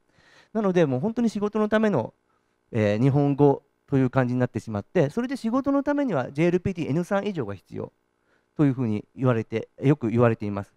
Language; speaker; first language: Japanese; native; Japanese